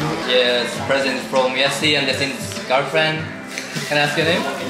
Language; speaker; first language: English; non-native, learner; Japanese